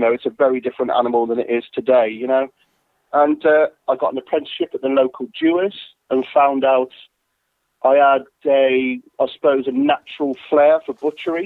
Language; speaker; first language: English; native; English